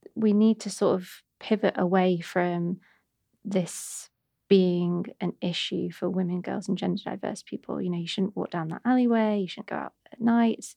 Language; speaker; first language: English; native; English